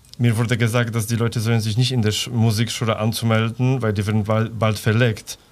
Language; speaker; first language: German; non-native, fluent; Polish